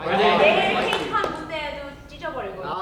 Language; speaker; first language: Korean; early bilingual, heritage; English